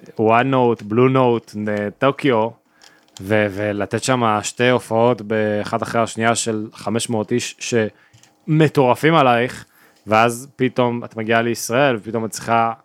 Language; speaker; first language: Hebrew; native; Hebrew